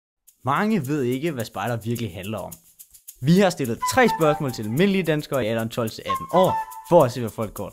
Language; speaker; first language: Danish; native; Danish